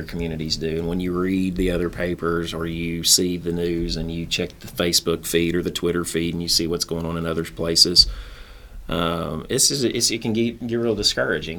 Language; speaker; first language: English; native; English